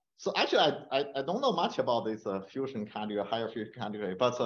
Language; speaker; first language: English; non-native, fluent; Chinese